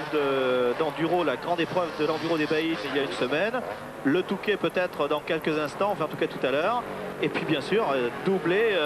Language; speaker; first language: French; native; French